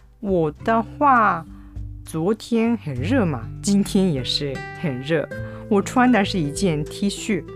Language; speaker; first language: Chinese; non-native, fluent; Japanese